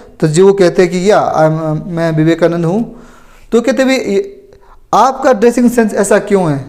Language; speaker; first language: Hindi; native; Hindi